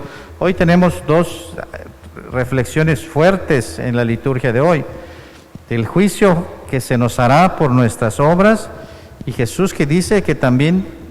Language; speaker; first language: Spanish; native; Spanish